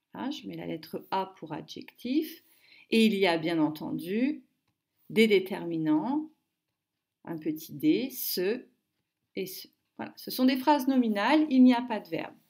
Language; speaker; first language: French; native; French